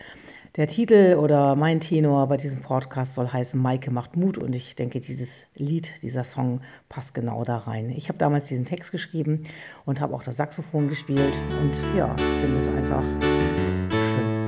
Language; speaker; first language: German; native; German